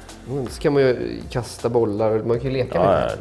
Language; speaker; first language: Swedish; native; Swedish